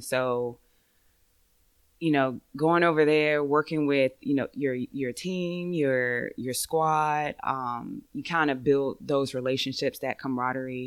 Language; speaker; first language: English; native; English